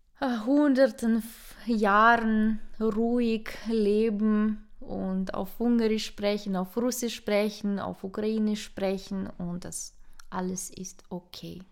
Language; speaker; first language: German; non-native, fluent; Ukrainian